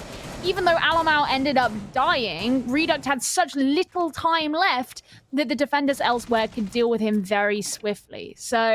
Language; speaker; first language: English; native; English